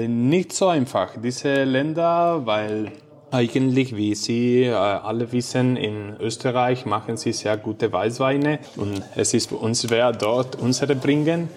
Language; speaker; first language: German; non-native, learner; Spanish